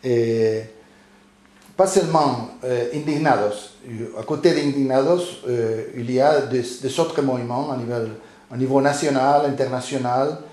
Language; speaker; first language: French; non-native, fluent; Spanish